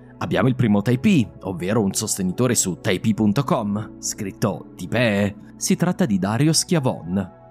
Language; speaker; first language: Italian; native; Italian